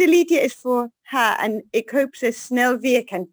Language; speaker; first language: Dutch; non-native, learner; English